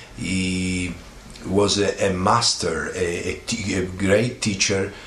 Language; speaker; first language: English; non-native, fluent; Italian